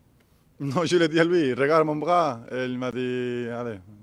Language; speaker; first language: French; non-native, learner; Spanish